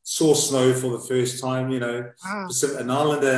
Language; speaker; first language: English; native; English